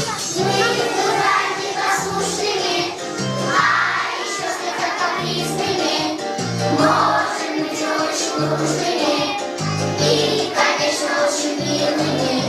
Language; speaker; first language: Russian; non-native, learner; Uzbek